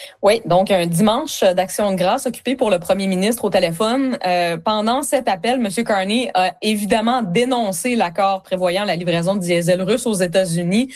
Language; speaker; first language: French; native; French